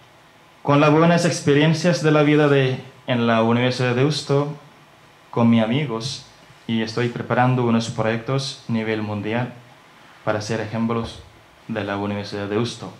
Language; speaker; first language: Spanish; non-native, learner; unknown